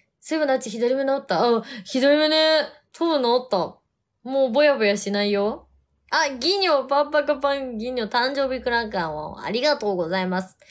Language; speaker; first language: Japanese; native; Japanese